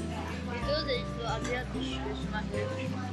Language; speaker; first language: German; non-native, learner; Japanese